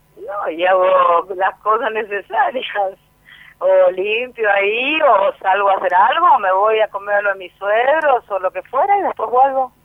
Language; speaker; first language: Spanish; native; Spanish